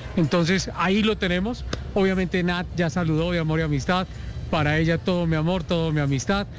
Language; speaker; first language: Spanish; native; Spanish